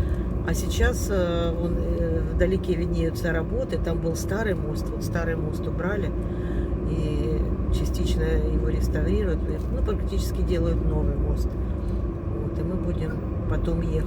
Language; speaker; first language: Russian; native; Russian